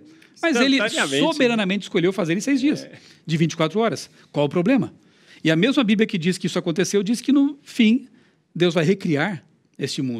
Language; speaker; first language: Portuguese; native; Portuguese